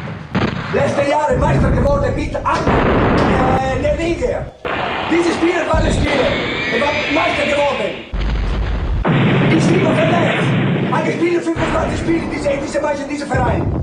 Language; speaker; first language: German; non-native, learner; Italian